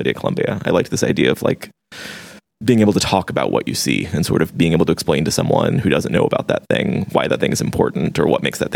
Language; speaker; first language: English; native; English